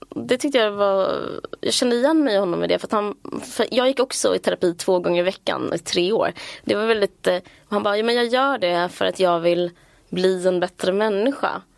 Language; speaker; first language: Swedish; native; Swedish